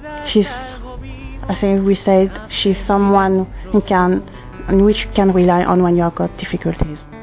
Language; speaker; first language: English; non-native, learner; French